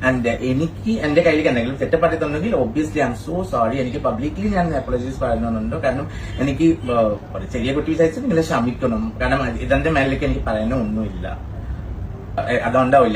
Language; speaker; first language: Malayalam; non-native, fluent; Assamese